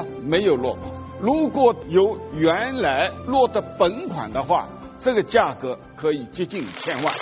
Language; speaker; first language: Chinese; native; Chinese